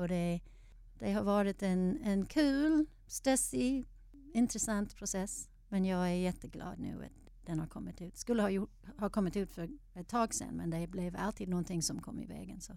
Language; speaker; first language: Swedish; non-native, fluent; English